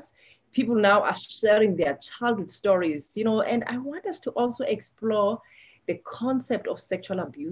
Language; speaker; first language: English; non-native, local second language; Xhosa